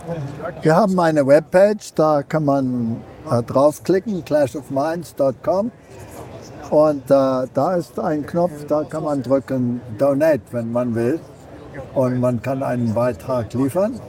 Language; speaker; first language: German; early bilingual, heritage; German